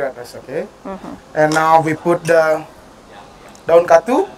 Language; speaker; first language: English; non-native, learner; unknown